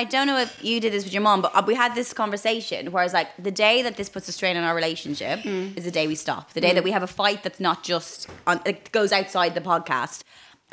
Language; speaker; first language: English; native; English